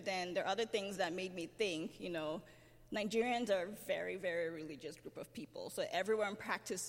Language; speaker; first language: English; non-native, local second language; Yoruba